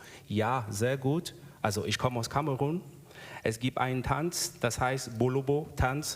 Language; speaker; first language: German; non-native, learner; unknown